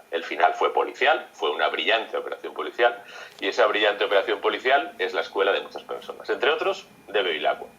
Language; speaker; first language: Spanish; native; Spanish